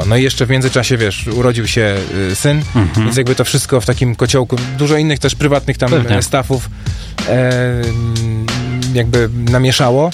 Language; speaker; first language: Polish; native; Polish